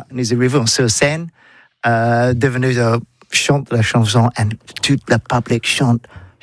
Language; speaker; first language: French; non-native, learner; English